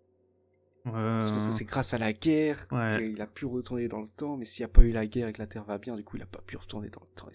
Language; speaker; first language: French; native; French